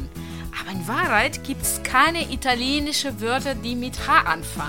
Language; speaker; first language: German; non-native, fluent; Italian